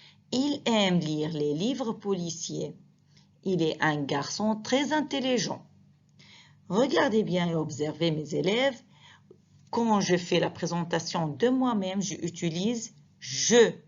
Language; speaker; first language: French; non-native, fluent; Arabic